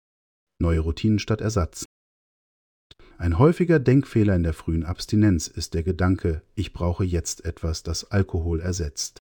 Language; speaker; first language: German; native; German